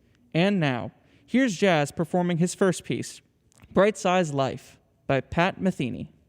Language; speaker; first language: English; native; English